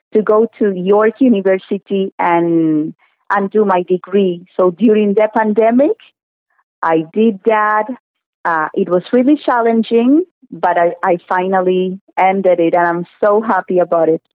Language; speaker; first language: English; non-native, fluent; Spanish